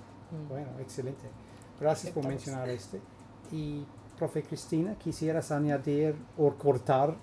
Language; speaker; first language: Spanish; non-native, fluent; English